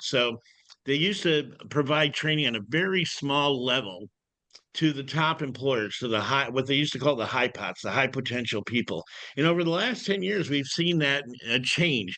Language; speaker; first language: English; native; English